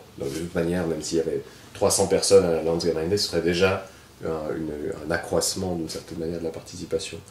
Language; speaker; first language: French; native; French